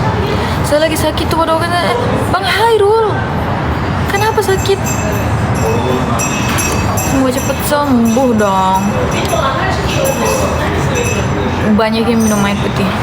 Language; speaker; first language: Indonesian; non-native, learner; Turkish